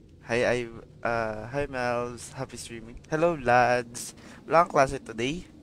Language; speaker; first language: English; non-native, local second language; Filipino